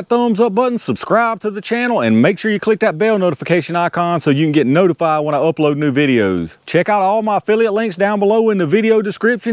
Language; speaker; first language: English; native; English